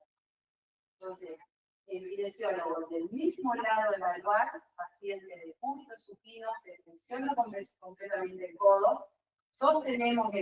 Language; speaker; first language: Spanish; native; Spanish